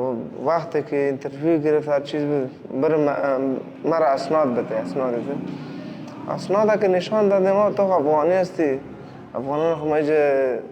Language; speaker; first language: Persian; non-native, learner; Pashto